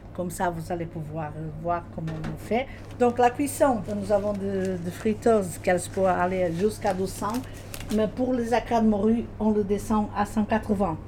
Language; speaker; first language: French; non-native, fluent; Portuguese